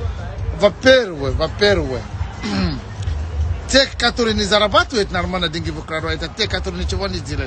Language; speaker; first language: Russian; non-native, fluent; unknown